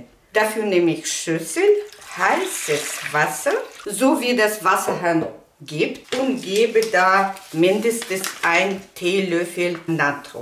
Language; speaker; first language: German; non-native, learner; Russian